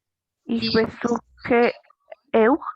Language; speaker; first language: German; non-native, learner; Spanish